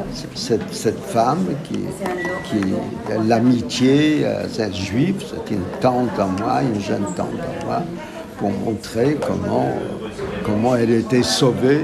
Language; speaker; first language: French; non-native, fluent; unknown